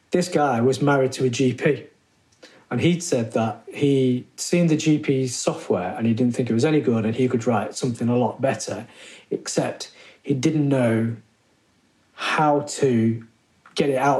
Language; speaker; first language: English; native; English